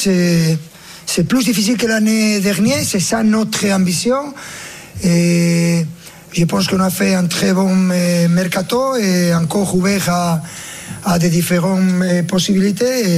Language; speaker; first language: French; non-native, learner; Spanish